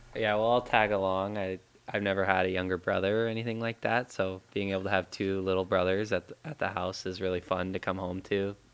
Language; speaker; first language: English; native; English